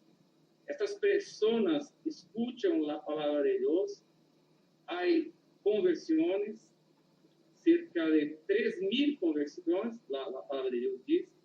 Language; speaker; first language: Spanish; non-native, learner; Portuguese